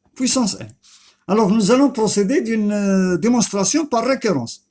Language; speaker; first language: French; non-native, local second language; Arabic